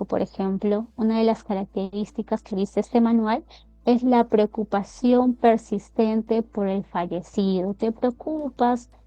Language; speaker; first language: Spanish; native; Spanish